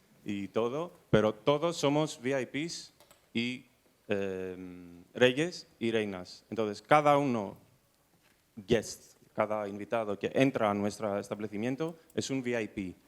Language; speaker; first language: Spanish; non-native, fluent; Greek